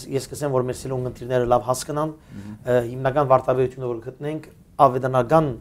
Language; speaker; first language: Armenian; early bilingual, heritage; Armenian